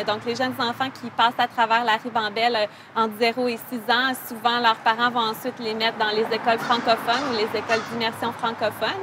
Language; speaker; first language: French; native; French